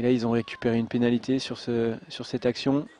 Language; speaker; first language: French; native; French